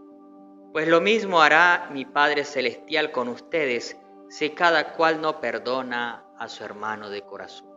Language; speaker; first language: Spanish; native; Spanish